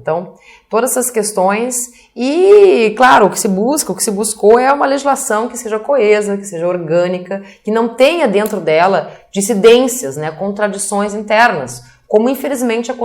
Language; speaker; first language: Portuguese; native; Portuguese